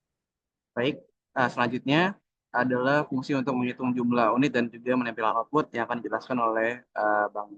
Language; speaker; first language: Indonesian; native; Indonesian